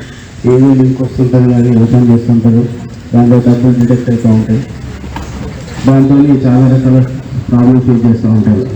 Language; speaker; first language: Telugu; native; Telugu